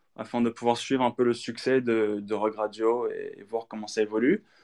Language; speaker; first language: French; native; French